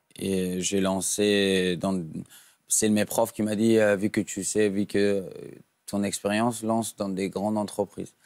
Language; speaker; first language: French; non-native, fluent; Persian